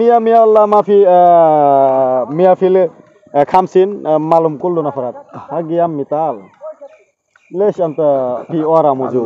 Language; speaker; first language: Arabic; non-native, learner; Bangla